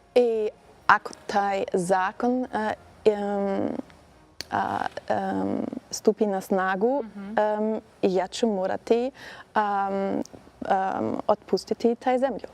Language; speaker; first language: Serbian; non-native, learner; German